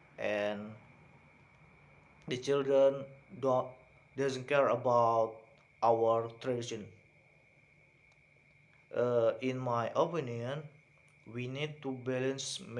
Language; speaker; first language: English; non-native, learner; Indonesian